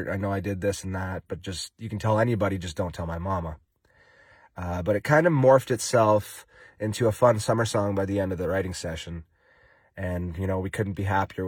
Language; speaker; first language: English; native; English